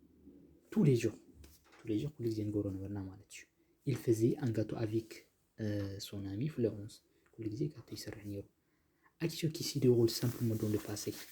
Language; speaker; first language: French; non-native, fluent; Tigrinya